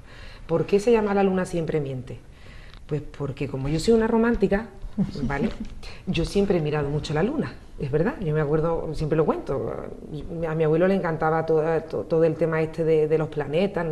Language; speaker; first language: Spanish; native; Spanish